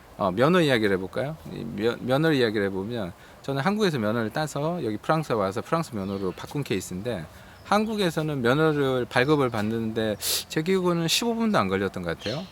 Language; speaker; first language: Korean; native; Korean